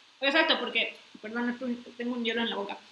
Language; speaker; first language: Spanish; native; Spanish